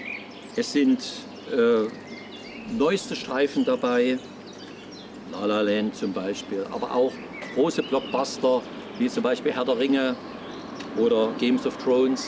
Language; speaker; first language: German; native; German